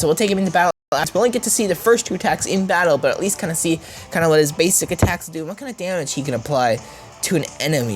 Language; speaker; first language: English; native; English